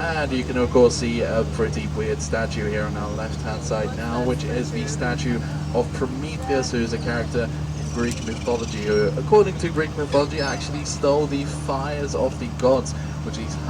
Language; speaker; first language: English; non-native, fluent; Swedish